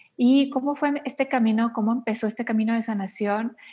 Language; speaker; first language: Spanish; native; Spanish